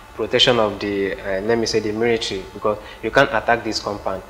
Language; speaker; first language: English; non-native, local second language; Igbo